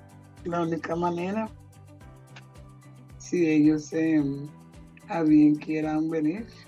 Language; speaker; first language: Spanish; non-native, local second language; Jamaican Creole English